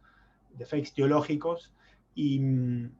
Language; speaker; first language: Spanish; native; Spanish